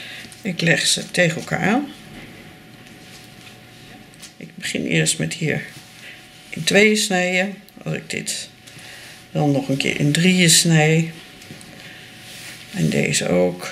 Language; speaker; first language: Dutch; native; Dutch